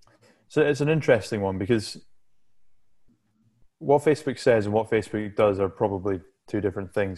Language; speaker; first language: English; native; English